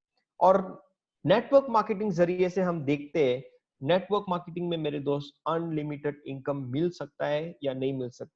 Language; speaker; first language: Hindi; native; Hindi